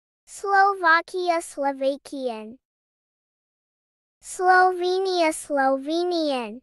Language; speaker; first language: English; non-native, fluent; Turkish